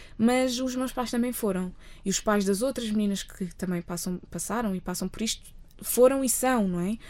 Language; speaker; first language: Portuguese; early bilingual, other home language; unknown